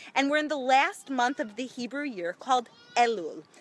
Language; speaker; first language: English; native; English